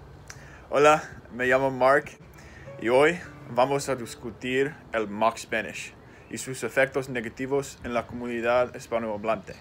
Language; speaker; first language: Spanish; non-native, learner; English